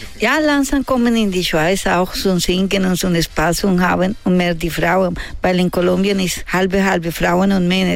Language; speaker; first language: German; non-native, learner; Spanish